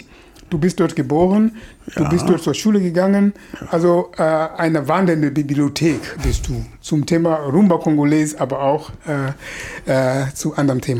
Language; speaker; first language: German; non-native, fluent; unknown